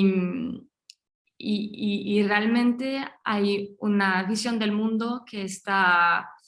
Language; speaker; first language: Spanish; non-native, fluent; French